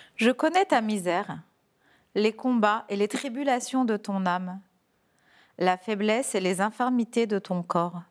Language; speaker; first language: French; native; French